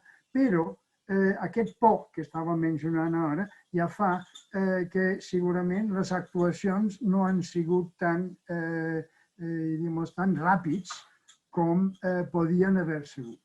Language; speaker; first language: Catalan; non-native, fluent; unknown